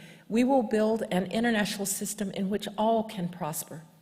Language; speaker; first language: English; native; English